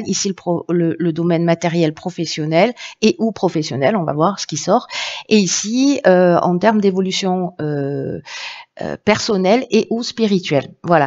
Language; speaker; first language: French; native; French